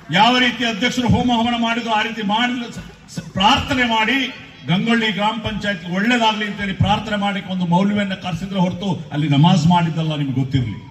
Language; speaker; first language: Kannada; non-native, local second language; Urdu